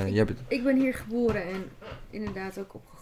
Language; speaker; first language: Dutch; early bilingual, other home language; Turkish